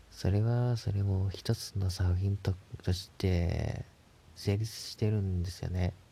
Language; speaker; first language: Japanese; non-native, fluent; Chinese